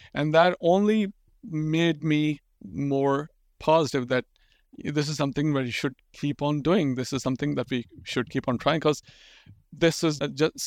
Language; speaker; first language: English; non-native, local second language; Urdu